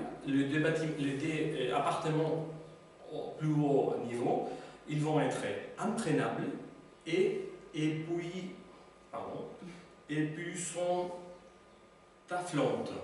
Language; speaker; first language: French; non-native, learner; Spanish